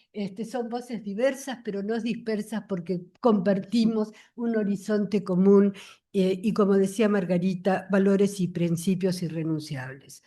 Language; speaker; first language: Spanish; native; Spanish